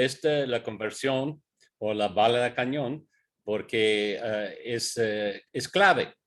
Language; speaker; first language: Spanish; non-native, fluent; English